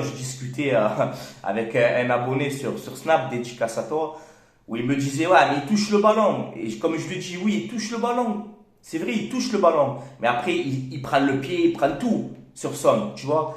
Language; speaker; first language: French; native; French